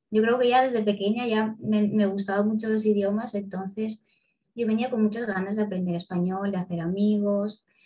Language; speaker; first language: Spanish; early bilingual, other home language; Russian